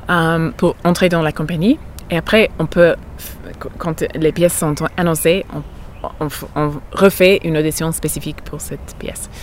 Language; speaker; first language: French; non-native, fluent; English